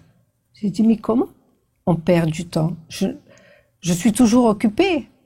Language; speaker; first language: French; non-native, fluent; Portuguese